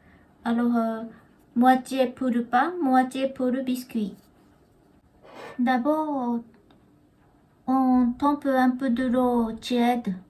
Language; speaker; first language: French; non-native, learner; Japanese